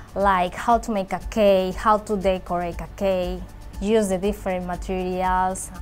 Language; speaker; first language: English; non-native, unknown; Spanish